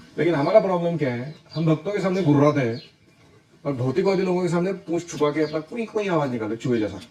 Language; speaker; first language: Hindi; non-native, local second language; Marathi